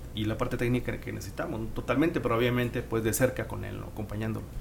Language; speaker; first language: Spanish; native; Spanish